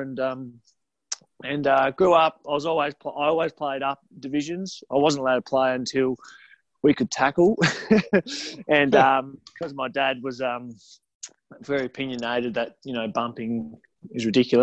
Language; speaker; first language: English; native; English